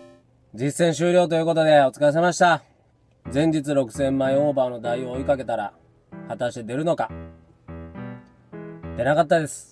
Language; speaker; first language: Japanese; native; Japanese